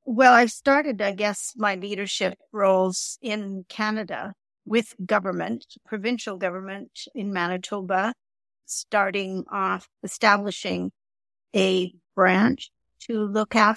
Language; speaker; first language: English; native; English